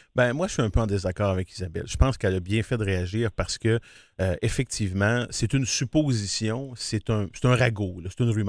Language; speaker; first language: French; native; French